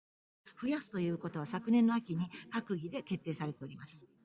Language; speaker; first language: Japanese; native; Japanese